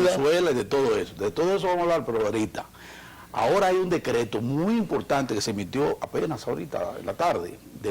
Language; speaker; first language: Spanish; native; Spanish